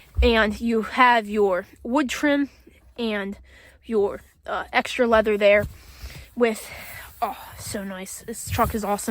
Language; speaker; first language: English; native; English